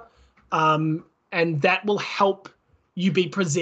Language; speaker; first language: English; native; English